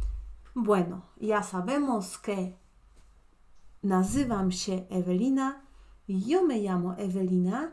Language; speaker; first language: Spanish; non-native, fluent; Polish